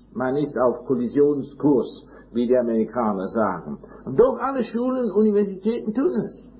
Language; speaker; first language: German; non-native, fluent; English